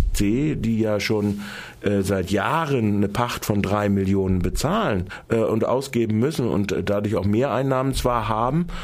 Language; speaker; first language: German; native; German